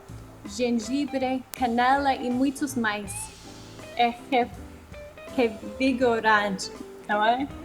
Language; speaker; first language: Portuguese; non-native, fluent; English